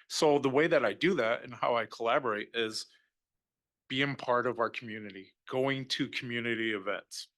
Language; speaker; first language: English; native; English